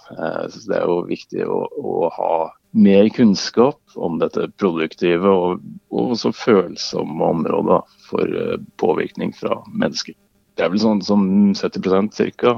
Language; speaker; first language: Norwegian; native; Norwegian